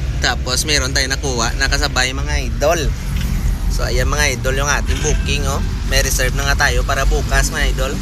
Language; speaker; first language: Filipino; non-native, local second language; Hiligaynon